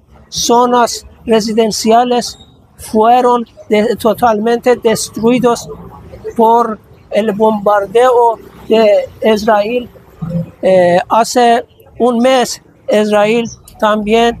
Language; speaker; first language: Spanish; non-native, fluent; Persian